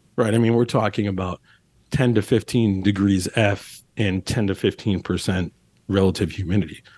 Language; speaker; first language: English; native; English